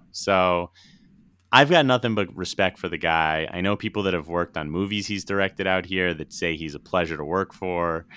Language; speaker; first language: English; native; English